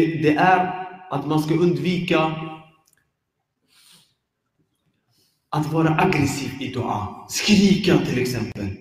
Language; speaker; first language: Swedish; early bilingual, other home language; Arabic